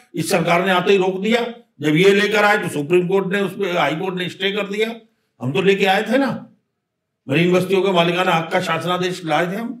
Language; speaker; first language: Hindi; native; Hindi